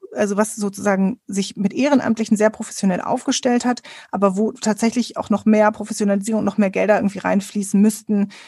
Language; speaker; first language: German; native; German